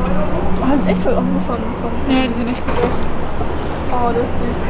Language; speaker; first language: German; native; German